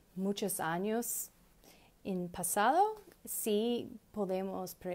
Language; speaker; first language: Spanish; non-native, learner; English